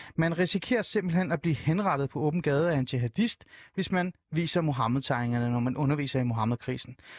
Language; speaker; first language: Danish; early bilingual, other home language; Persian